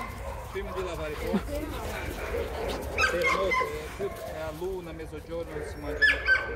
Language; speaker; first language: Italian; non-native, learner; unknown